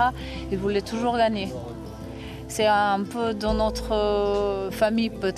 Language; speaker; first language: French; non-native, fluent; Slovenian